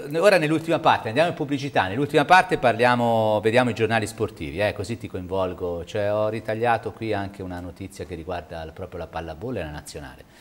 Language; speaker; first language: Italian; native; Italian